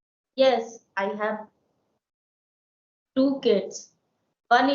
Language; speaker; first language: English; non-native, learner; Hindi